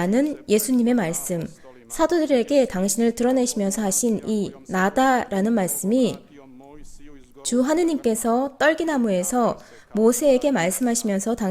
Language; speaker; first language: Korean; native; Korean